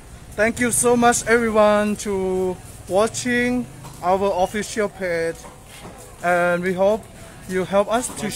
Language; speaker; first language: English; non-native, learner; Thai